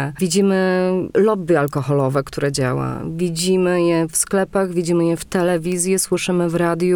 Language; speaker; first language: Polish; native; Polish